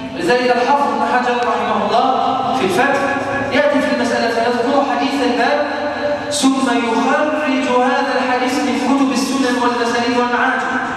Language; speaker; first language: Arabic; native; Arabic